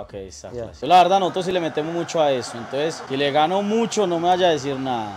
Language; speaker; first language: Spanish; native; Spanish